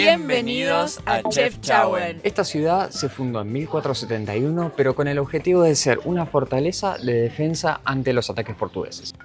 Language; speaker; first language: Spanish; native; Spanish